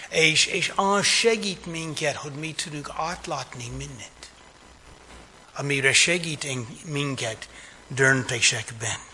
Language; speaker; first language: Hungarian; non-native, fluent; English